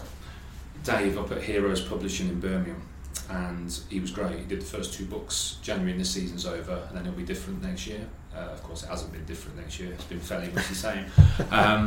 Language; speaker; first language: English; native; English